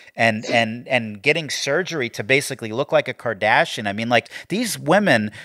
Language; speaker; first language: English; native; English